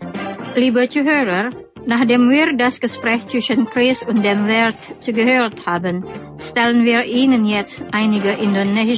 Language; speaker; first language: German; non-native, fluent; Indonesian